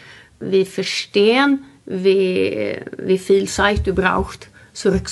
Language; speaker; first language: German; non-native, learner; Swedish